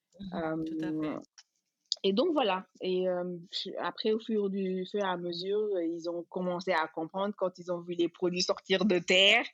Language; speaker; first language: French; non-native, local second language; Serer